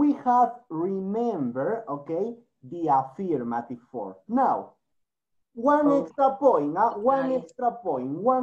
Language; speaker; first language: English; non-native, learner; Spanish